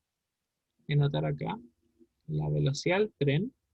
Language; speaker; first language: Spanish; native; Spanish